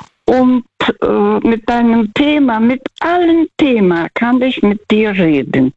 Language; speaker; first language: German; non-native, fluent; Russian